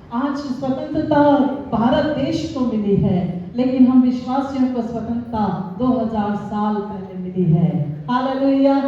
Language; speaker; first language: Hindi; native; Hindi